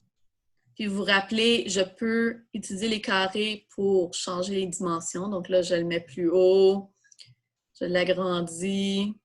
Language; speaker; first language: French; native; French